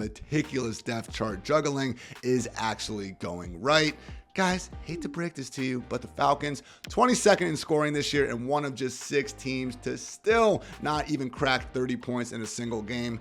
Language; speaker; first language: English; native; English